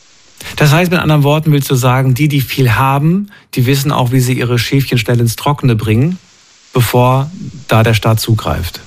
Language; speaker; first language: German; native; German